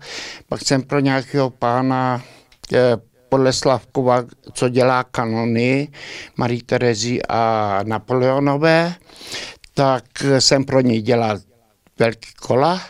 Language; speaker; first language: Czech; early bilingual, heritage; Czech